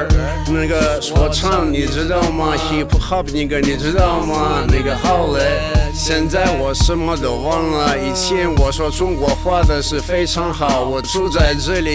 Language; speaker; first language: Chinese; non-native, learner; Russian